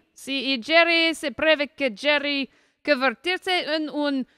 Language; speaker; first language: Spanish; non-native, learner; English